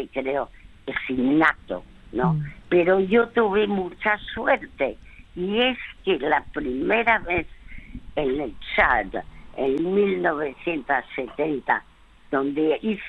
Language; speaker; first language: Spanish; early bilingual, other home language; French